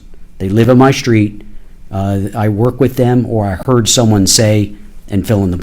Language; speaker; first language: English; native; English